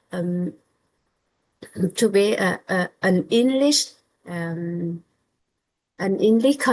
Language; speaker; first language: English; non-native, learner; Vietnamese